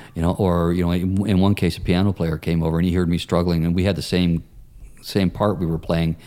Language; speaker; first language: English; native; English